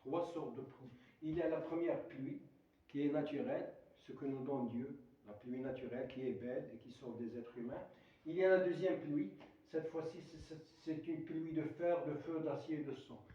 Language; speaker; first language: French; non-native, local second language; Arabic